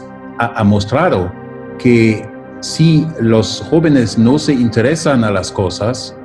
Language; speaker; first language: Spanish; non-native, fluent; German